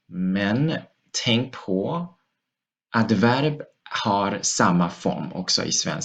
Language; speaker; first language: Swedish; non-native, fluent; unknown